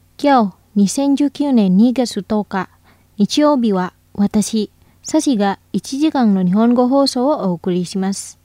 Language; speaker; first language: Japanese; non-native, fluent; Indonesian